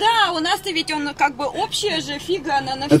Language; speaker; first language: Russian; native; Russian